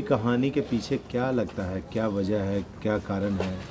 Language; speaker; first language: Hindi; native; Hindi